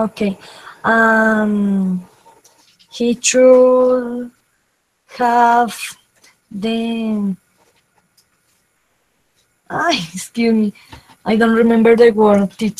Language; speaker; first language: English; non-native, learner; Spanish